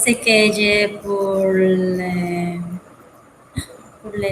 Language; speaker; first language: French; non-native, learner; Spanish